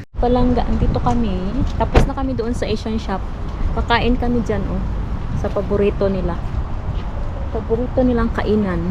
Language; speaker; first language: Filipino; non-native, local second language; Cebuano